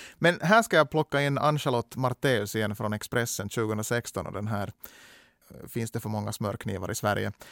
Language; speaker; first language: Swedish; native; Swedish